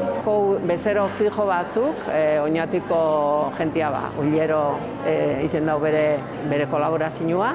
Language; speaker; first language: Basque; native; Basque